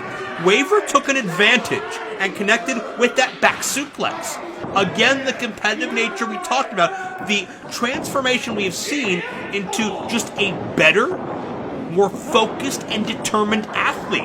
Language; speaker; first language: English; native; English